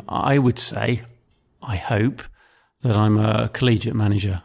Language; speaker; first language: English; native; English